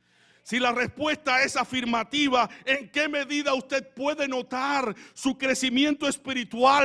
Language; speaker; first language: Spanish; native; Spanish